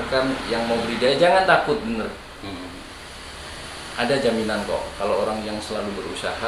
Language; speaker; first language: Indonesian; native; Indonesian